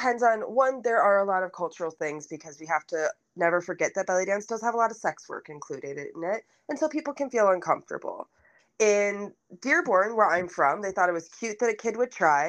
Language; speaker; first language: English; native; English